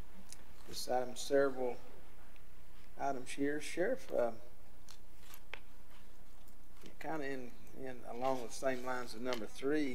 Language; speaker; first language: English; native; English